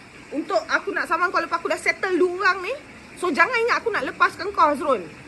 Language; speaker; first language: Malay; native; Malay